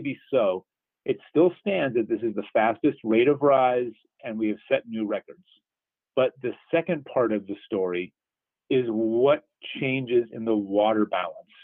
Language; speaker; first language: English; native; English